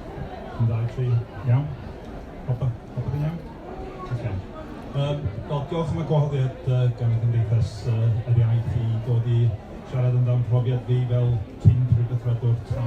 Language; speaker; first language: Welsh; non-native, local second language; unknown